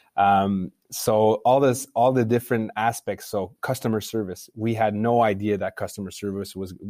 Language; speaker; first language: English; native; English